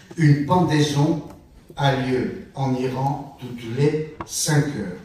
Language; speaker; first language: French; native; French